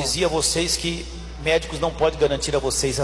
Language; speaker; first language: Portuguese; native; Portuguese